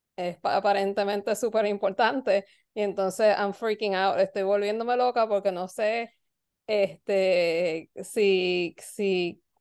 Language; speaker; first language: Spanish; native; Spanish